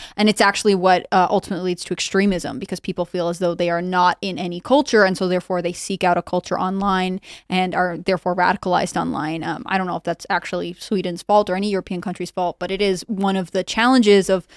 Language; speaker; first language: English; native; English